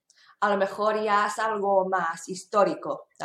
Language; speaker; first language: Spanish; non-native, fluent; English